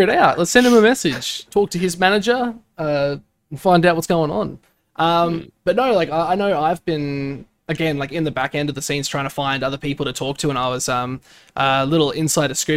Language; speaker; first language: English; native; English